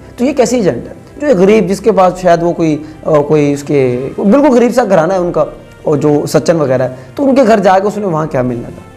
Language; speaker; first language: Urdu; non-native, local second language; Punjabi